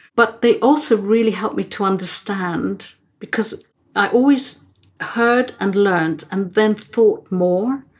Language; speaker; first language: English; native; English